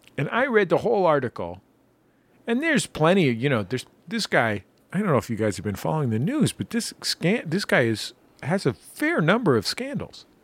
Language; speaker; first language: English; native; English